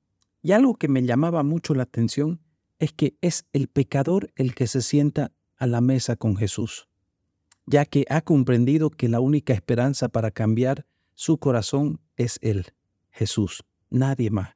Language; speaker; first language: Spanish; native; Spanish